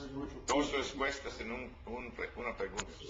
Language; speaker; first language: Spanish; non-native, learner; English